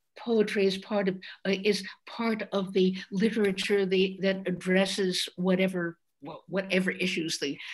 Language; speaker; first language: English; native; English